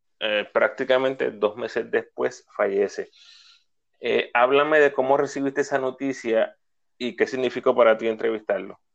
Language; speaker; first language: Spanish; native; Spanish